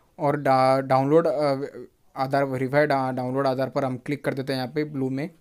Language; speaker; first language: Hindi; non-native, local second language; Marathi